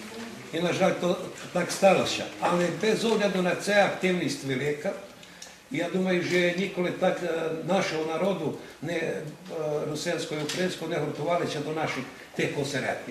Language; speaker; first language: Ukrainian; early bilingual, heritage; Ukrainian